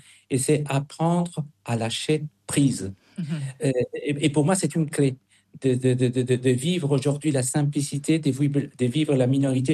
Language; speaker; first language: French; non-native, fluent; Spanish